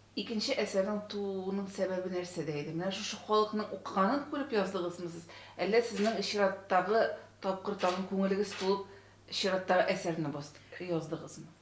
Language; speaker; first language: Tatar; native; Tatar